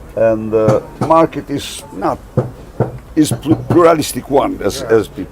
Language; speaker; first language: English; non-native, learner; Albanian